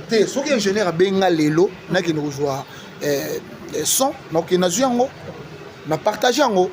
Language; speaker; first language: Lingala; native; Lingala